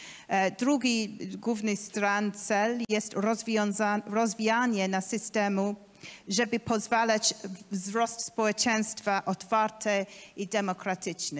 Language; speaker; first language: Polish; non-native, learner; English